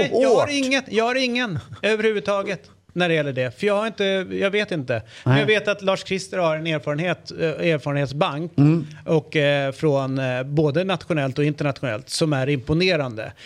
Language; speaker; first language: Swedish; native; Swedish